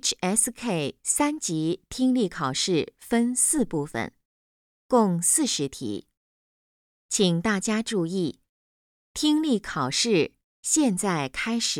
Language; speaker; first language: Chinese; native; Chinese